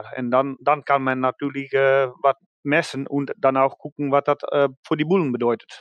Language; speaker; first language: German; non-native, learner; Dutch